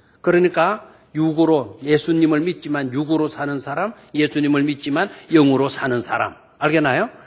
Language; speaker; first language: Korean; native; Korean